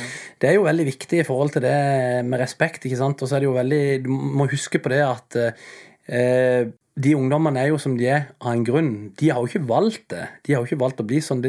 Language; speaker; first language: Norwegian; native; Norwegian